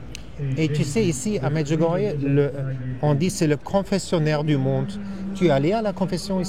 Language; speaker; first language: French; non-native, fluent; German